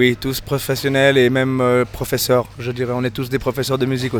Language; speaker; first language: French; native; French